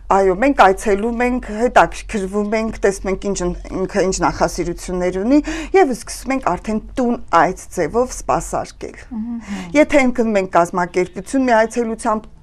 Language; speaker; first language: Armenian; native; Armenian